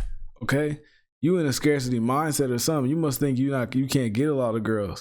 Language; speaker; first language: English; native; English